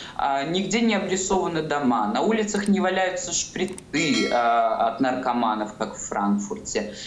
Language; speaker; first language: Russian; native; Russian